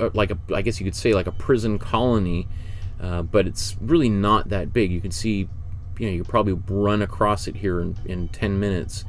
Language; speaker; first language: English; native; English